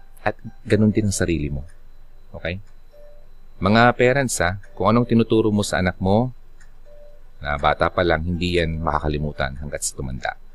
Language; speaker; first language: Filipino; non-native, local second language; Bikol